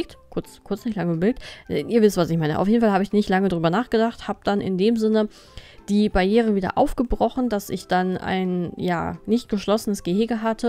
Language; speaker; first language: German; native; German